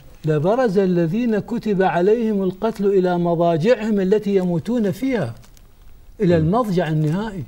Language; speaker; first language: Arabic; native; Arabic